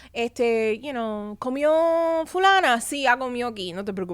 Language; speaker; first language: Spanish; early bilingual, heritage; Spanish